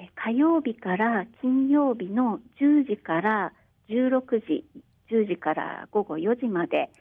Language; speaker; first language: Japanese; native; Japanese